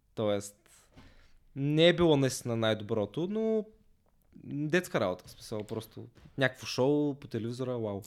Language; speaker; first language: Bulgarian; native; Bulgarian